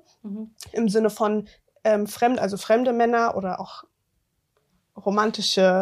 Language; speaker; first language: German; early bilingual, other home language; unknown